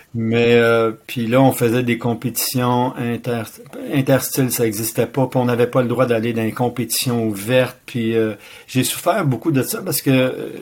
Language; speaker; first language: French; native; French